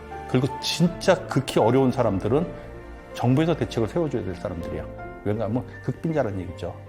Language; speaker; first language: Korean; native; Korean